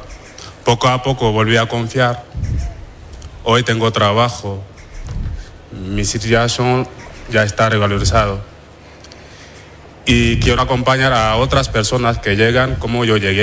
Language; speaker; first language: Spanish; non-native, fluent; Wolof